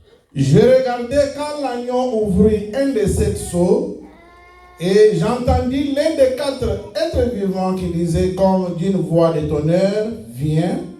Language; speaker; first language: French; non-native, local second language; Lingala